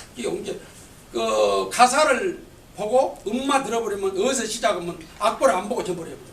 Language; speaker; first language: Korean; native; Korean